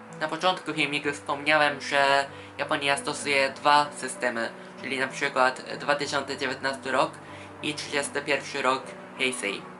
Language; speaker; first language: Polish; non-native, fluent; Japanese